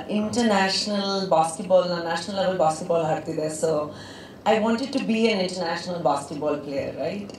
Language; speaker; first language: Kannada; non-native, local second language; Punjabi